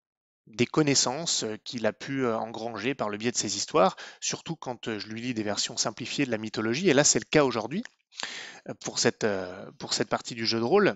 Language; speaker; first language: French; native; French